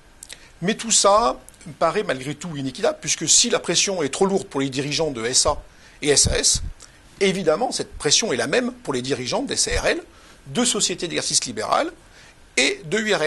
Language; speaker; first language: French; native; French